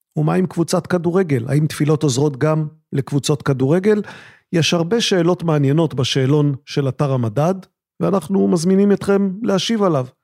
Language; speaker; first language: Hebrew; native; Hebrew